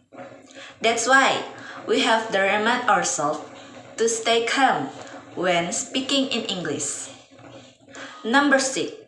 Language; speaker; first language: English; non-native, learner; Indonesian